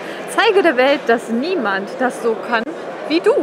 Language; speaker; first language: German; native; German